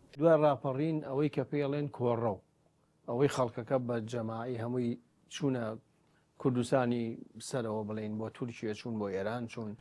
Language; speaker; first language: Central Kurdish; native; Central Kurdish